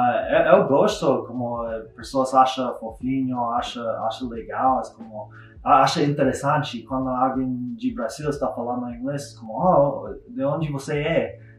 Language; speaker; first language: Portuguese; non-native, learner; English